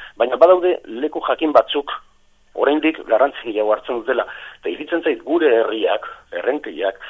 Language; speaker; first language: Basque; native; Basque